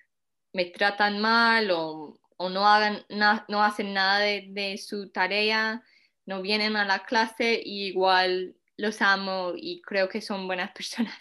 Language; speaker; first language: Spanish; early bilingual, heritage; Spanish